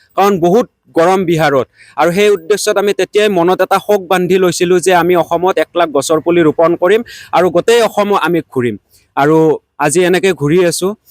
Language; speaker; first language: Assamese; native; Assamese